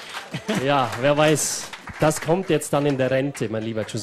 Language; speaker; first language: German; native; German